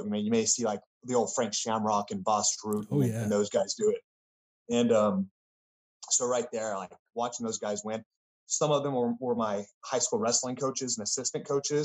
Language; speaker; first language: English; native; English